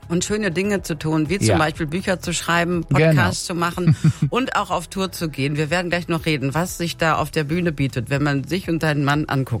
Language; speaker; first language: German; native; German